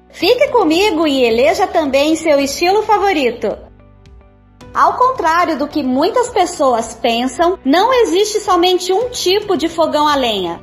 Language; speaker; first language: Portuguese; native; Portuguese